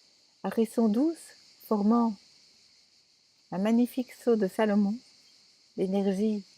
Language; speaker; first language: French; native; French